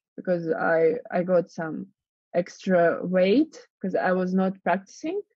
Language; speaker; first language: English; non-native, fluent; Russian